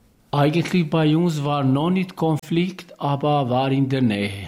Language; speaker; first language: German; non-native, learner; Albanian